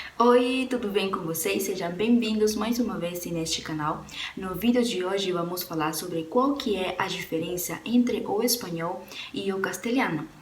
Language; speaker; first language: Portuguese; non-native, fluent; Spanish